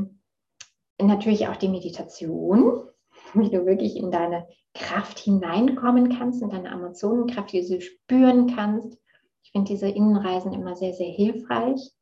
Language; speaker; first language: German; native; German